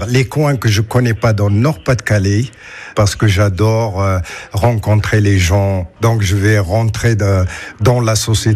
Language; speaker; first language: French; non-native, local second language; Arabic